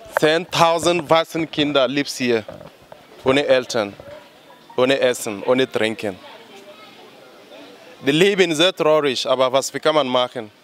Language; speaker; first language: German; non-native, learner; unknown